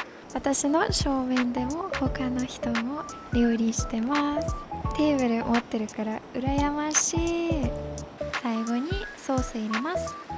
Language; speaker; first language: Japanese; non-native, fluent; English